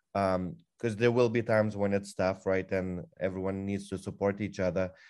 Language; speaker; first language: English; non-native, fluent; Lithuanian